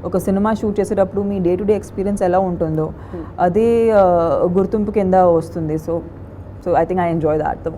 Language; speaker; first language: Telugu; non-native, fluent; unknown